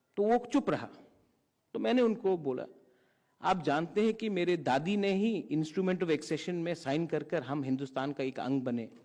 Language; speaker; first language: Hindi; non-native, local second language; Kok Borok